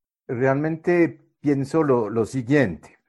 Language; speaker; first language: Spanish; non-native, fluent; French